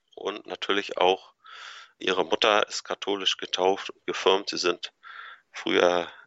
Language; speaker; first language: German; native; German